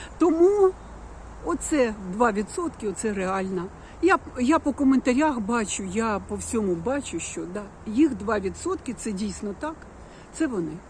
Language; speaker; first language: Ukrainian; non-native, local second language; Russian